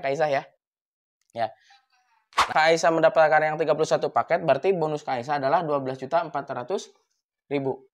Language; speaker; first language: Indonesian; native; Indonesian